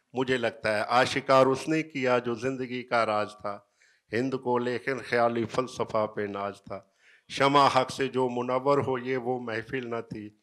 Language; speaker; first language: Hindi; native; Hindi